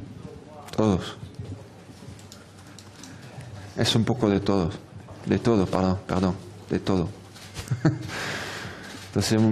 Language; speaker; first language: Spanish; non-native, fluent; French